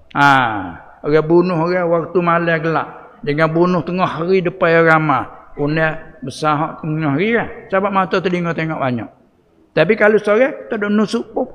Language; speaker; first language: Malay; native; Malay